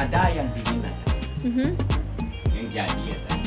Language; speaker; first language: Indonesian; non-native, local second language; Balinese